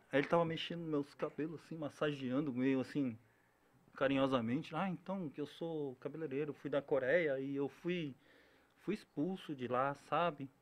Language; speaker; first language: Portuguese; early bilingual, other home language; Korean